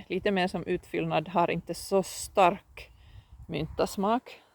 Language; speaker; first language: Swedish; non-native, local second language; Finnish